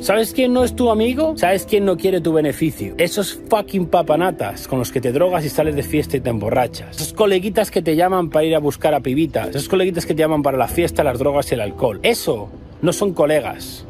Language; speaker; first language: Spanish; native; Spanish